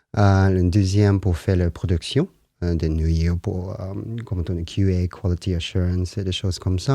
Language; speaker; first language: French; non-native, learner; Japanese